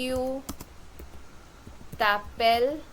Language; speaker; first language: French; non-native, fluent; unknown